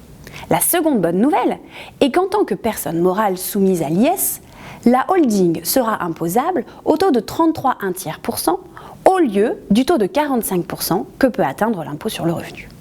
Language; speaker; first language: French; native; French